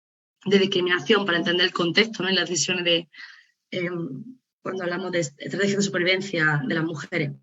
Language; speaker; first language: Spanish; native; Spanish